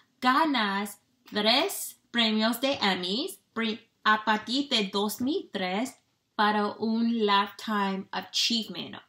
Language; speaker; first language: Spanish; non-native, learner; English